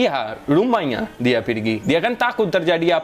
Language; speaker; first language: Indonesian; non-native, fluent; Hindi